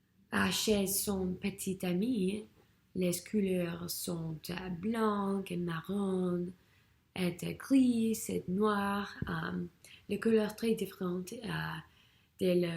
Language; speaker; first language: French; non-native, learner; English